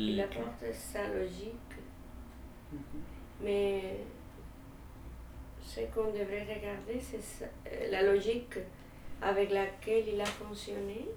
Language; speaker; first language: French; non-native, fluent; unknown